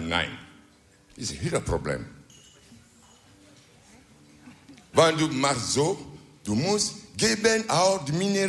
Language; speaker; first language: Dutch; non-native, learner; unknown